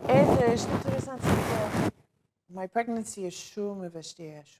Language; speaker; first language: Albanian; non-native, learner; English